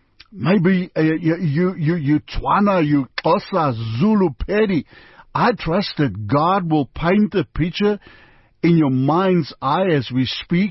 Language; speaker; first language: English; non-native, local second language; Afrikaans